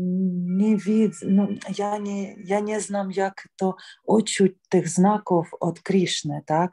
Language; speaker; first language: Polish; non-native, learner; Ukrainian